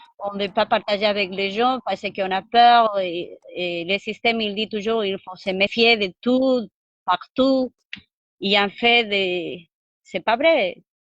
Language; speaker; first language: French; non-native, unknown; Spanish